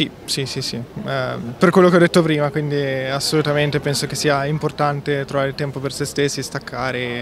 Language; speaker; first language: Italian; native; Italian